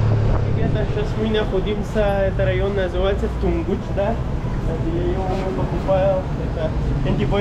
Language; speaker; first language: Russian; non-native, learner; Pashto